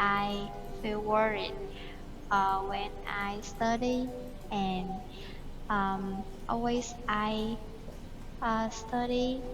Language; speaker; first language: English; non-native, learner; Vietnamese